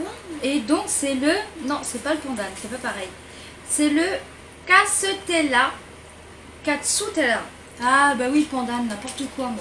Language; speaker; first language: French; native; French